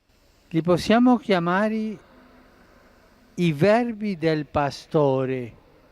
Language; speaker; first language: Italian; non-native, fluent; Spanish